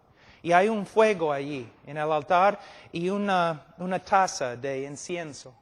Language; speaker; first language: Spanish; non-native, fluent; English